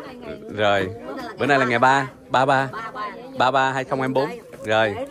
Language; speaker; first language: Vietnamese; early bilingual, heritage; Vietnamese